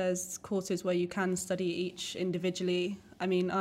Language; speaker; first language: English; native; English